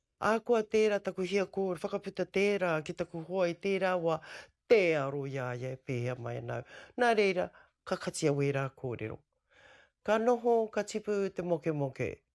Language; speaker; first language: Māori; native; Māori